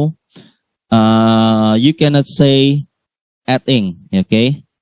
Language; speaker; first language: English; non-native, learner; Indonesian